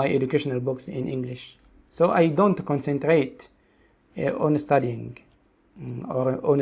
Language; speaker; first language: English; non-native, local second language; Arabic